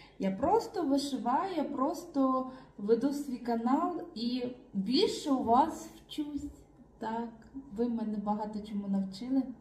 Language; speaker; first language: Ukrainian; native; Ukrainian